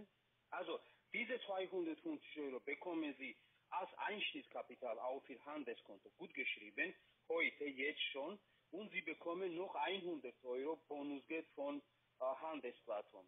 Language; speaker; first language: German; non-native, fluent; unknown